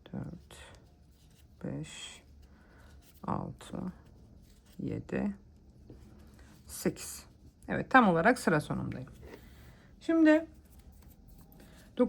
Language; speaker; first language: Turkish; native; Turkish